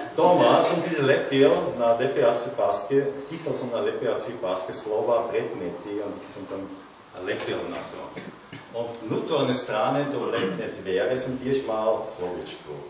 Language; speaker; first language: Slovak; non-native, learner; German